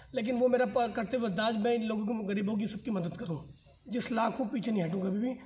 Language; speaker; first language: Hindi; native; Hindi